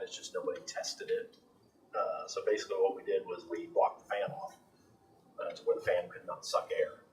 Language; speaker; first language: English; native; English